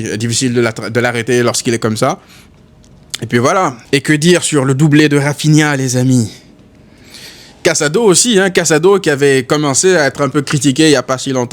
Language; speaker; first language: French; native; French